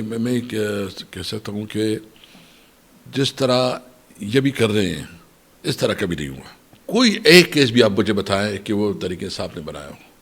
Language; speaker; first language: Urdu; non-native, local second language; Pashto